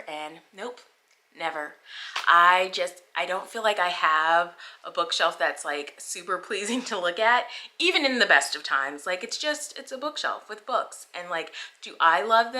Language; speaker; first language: English; native; English